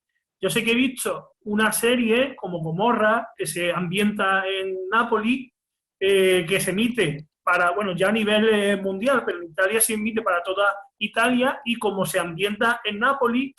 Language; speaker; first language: Spanish; native; Spanish